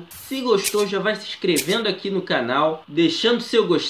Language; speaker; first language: Portuguese; native; Portuguese